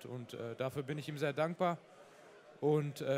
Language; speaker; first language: German; native; German